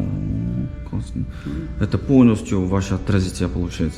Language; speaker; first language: Russian; non-native, fluent; Korean